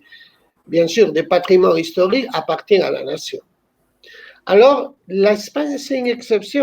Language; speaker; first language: French; non-native, fluent; Spanish